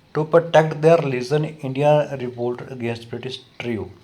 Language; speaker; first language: English; non-native, local second language; Punjabi